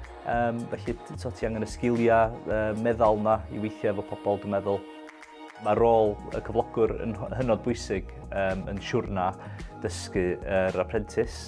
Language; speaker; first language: Welsh; native; Welsh